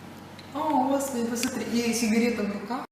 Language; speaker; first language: Russian; native; Russian